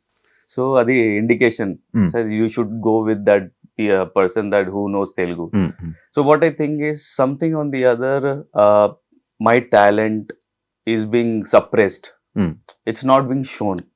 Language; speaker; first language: Telugu; non-native, learner; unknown